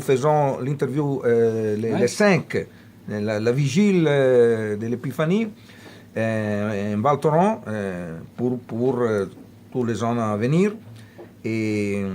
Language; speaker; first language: French; non-native, fluent; Italian